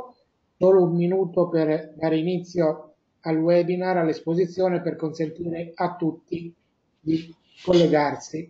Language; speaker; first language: Italian; native; Italian